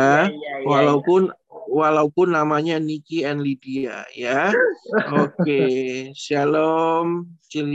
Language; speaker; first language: Indonesian; native; Indonesian